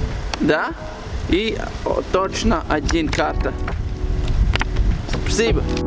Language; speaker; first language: Russian; non-native, learner; Latvian